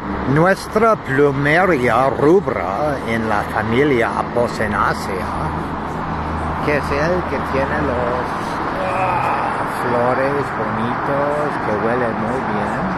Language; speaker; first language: Spanish; non-native, learner; English